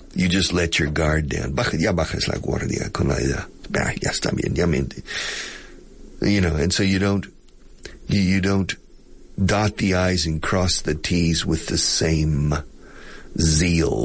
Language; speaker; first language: English; native; English